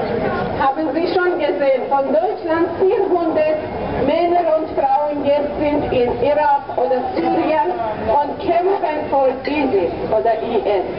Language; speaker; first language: German; non-native, fluent; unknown